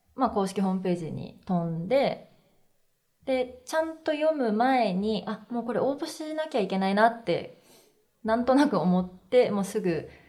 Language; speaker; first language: Japanese; native; Japanese